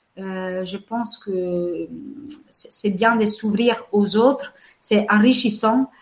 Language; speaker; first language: French; non-native, fluent; Italian